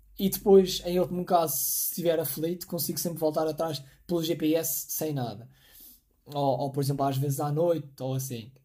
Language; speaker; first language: Portuguese; native; Portuguese